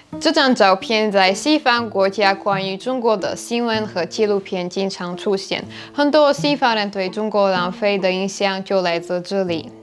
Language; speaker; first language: Chinese; non-native, fluent; Slovak